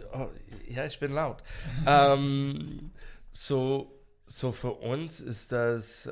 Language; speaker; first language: German; non-native, fluent; English